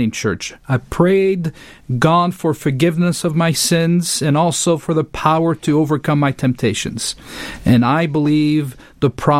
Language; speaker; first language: English; non-native, fluent; French